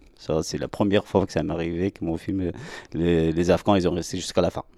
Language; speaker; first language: French; non-native, learner; Persian